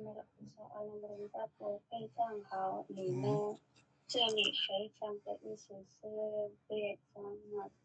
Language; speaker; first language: Chinese; non-native, learner; Indonesian